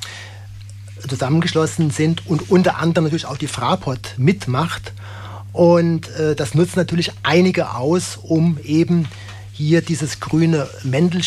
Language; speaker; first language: German; native; German